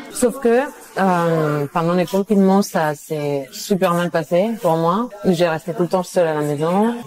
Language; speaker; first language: French; non-native, fluent; Spanish